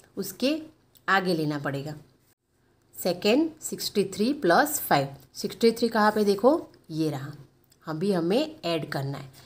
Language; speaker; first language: Hindi; non-native, local second language; Gujarati